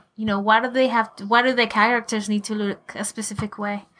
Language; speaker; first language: English; non-native, fluent; Spanish